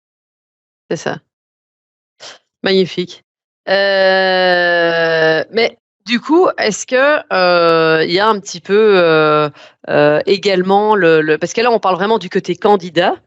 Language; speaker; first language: French; native; French